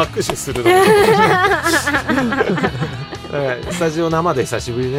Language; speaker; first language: Japanese; native; Japanese